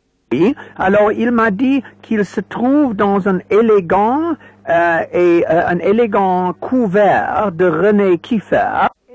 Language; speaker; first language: French; non-native, fluent; English